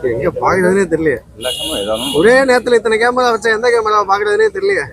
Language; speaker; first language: Tamil; native; Tamil